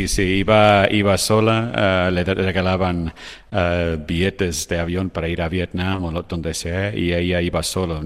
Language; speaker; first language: Spanish; non-native, fluent; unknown